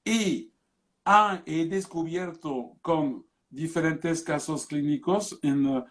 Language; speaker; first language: Spanish; non-native, fluent; French